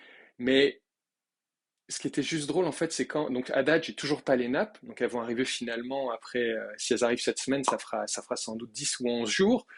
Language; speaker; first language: French; native; French